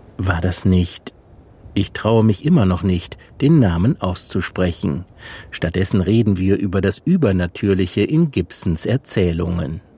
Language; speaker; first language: German; native; German